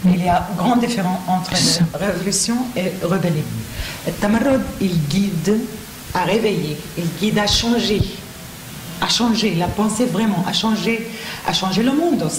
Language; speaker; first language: French; non-native, learner; Arabic